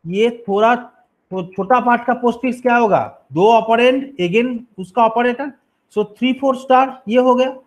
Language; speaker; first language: Hindi; non-native, local second language; Bangla